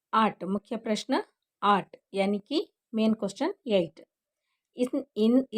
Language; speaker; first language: Hindi; non-native, local second language; Kannada